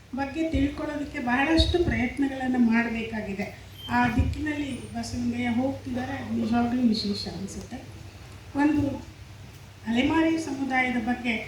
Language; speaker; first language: Kannada; native; Kannada